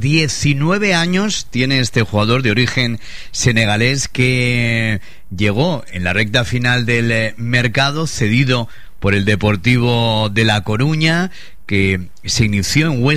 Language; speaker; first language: Spanish; native; Spanish